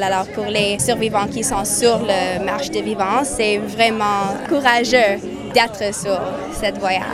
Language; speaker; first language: French; non-native, learner; English